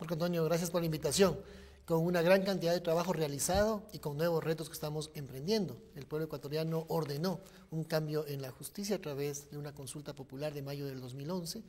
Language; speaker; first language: Spanish; native; Spanish